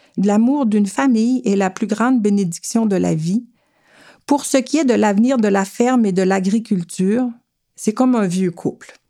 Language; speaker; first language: French; native; French